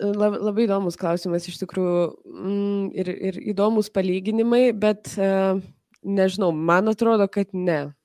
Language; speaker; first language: Lithuanian; early bilingual, heritage; Lithuanian